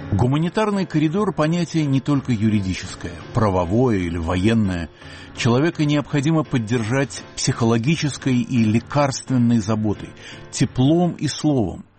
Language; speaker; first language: Russian; native; Russian